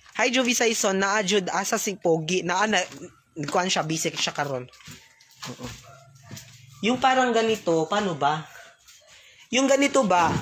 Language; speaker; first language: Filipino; non-native, local second language; Cebuano